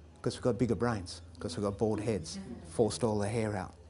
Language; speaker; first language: English; native; English